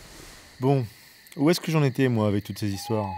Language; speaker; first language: French; native; French